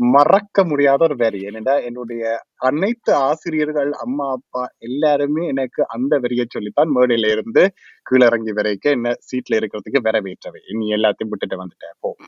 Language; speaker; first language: Tamil; early bilingual, heritage; Tamil